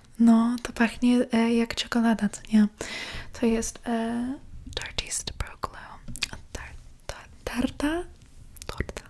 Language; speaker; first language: Polish; early bilingual, heritage; Polish